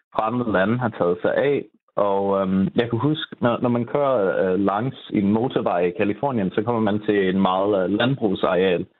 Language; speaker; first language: Danish; non-native, fluent; English